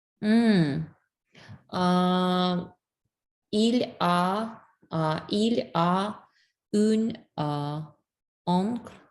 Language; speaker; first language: French; non-native, learner; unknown